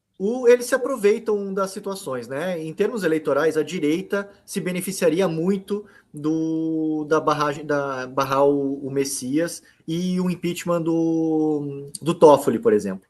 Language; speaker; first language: Portuguese; native; Portuguese